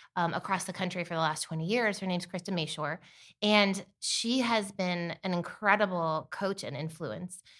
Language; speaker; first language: English; native; English